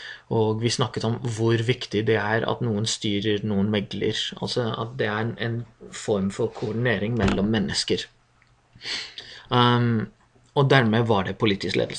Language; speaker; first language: Norwegian; non-native, fluent; English